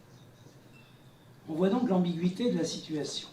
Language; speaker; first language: French; native; French